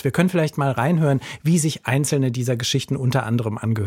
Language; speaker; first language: German; native; German